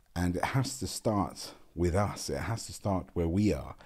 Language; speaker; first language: English; non-native, local second language; Gujarati